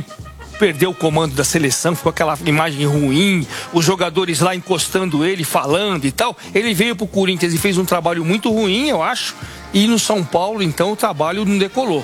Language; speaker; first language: Portuguese; native; Portuguese